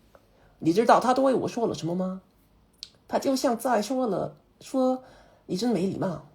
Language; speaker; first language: Chinese; non-native, learner; Korean